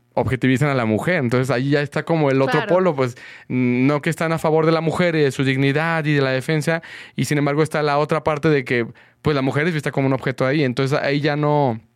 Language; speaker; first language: Spanish; native; Spanish